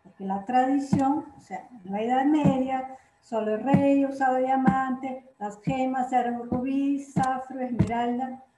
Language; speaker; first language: Spanish; non-native, fluent; Portuguese